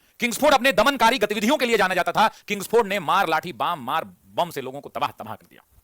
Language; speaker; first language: Hindi; native; Hindi